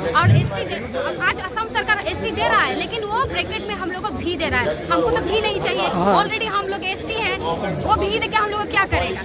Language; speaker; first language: Hindi; non-native, local second language; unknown